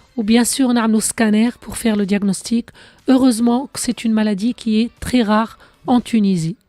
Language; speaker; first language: French; non-native, local second language; Arabic